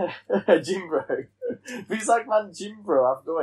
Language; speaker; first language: German; non-native, learner; English